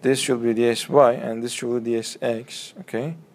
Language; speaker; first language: English; non-native, fluent; Turkish